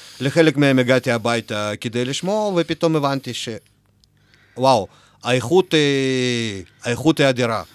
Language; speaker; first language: Hebrew; non-native, fluent; Russian